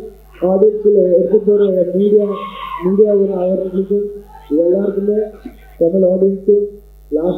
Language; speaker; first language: Tamil; non-native, fluent; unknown